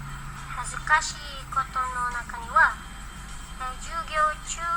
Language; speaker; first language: Japanese; non-native, learner; Indonesian